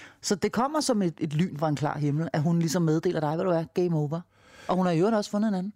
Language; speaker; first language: Danish; native; Danish